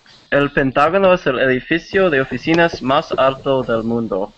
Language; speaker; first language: Spanish; non-native, fluent; English